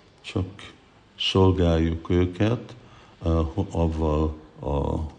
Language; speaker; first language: Hungarian; early bilingual, heritage; Hungarian